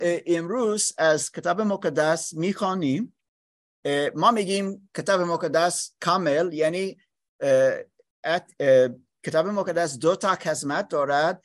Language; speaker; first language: Persian; non-native, fluent; English